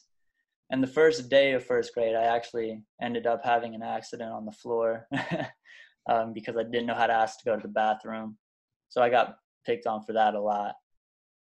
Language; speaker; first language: English; early bilingual, other home language; German